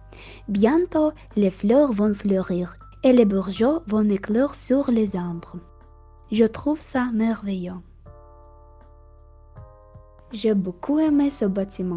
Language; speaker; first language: French; non-native, learner; Russian